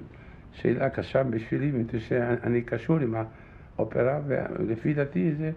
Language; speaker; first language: Hebrew; non-native, fluent; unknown